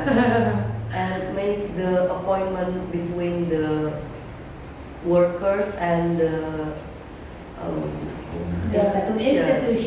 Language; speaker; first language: English; non-native, learner; Indonesian